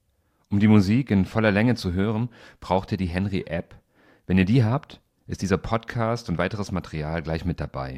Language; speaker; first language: German; native; German